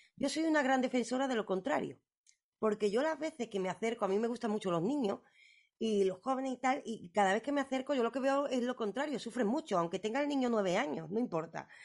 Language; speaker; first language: Spanish; native; Spanish